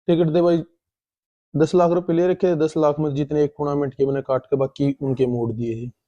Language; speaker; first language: Hindi; non-native, local second language; Punjabi